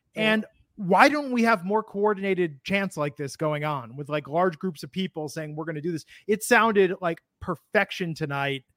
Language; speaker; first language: English; native; English